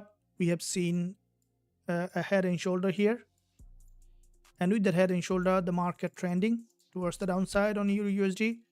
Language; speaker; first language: English; non-native, fluent; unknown